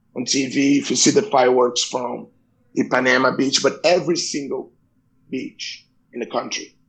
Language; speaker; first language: English; non-native, fluent; Portuguese